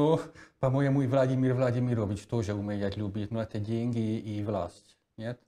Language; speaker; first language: Russian; non-native, fluent; Hungarian